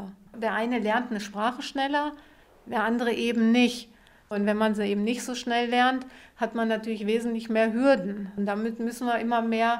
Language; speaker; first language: German; native; German